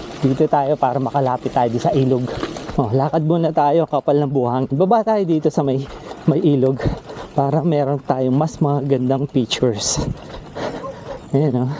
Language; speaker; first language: Filipino; native; Filipino